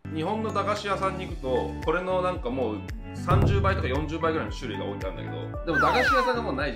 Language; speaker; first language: Japanese; native; Japanese